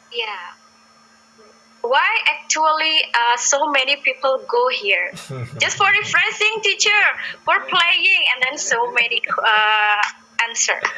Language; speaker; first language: English; non-native, learner; Indonesian